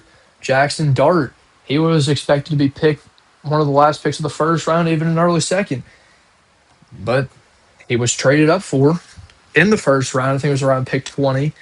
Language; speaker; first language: English; native; English